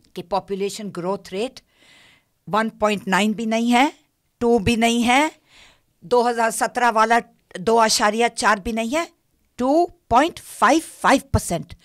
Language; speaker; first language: Urdu; non-native, local second language; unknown